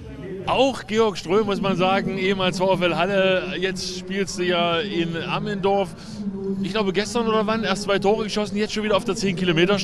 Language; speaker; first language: German; native; German